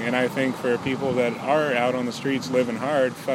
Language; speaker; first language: English; native; English